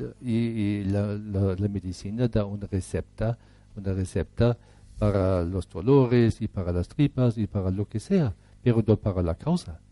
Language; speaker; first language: Spanish; non-native, fluent; German